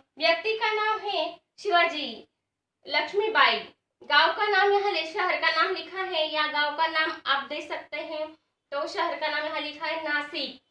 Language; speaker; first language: Hindi; non-native, local second language; Marathi